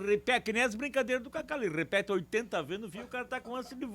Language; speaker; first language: Portuguese; native; Portuguese